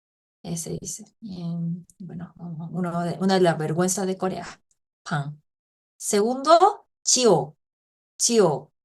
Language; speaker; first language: Spanish; non-native, fluent; Korean